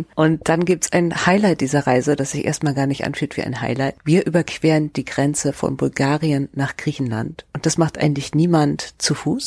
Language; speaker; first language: German; native; German